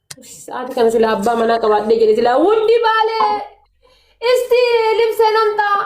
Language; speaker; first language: Oromo; native; Oromo